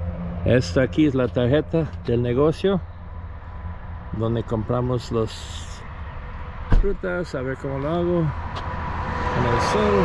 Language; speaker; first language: Spanish; non-native, fluent; English